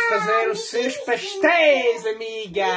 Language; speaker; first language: Portuguese; non-native, fluent; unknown